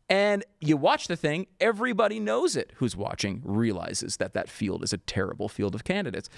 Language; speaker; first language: English; native; English